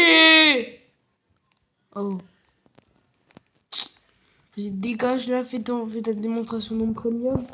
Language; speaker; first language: French; native; French